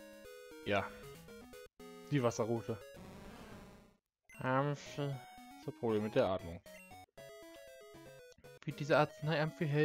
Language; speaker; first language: German; native; German